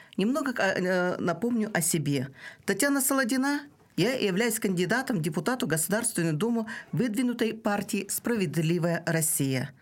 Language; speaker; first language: Russian; non-native, local second language; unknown